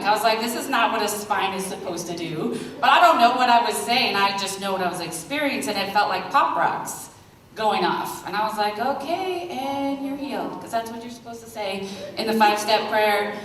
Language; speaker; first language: English; native; English